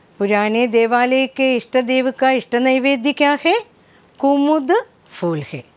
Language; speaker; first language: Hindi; non-native, local second language; Malayalam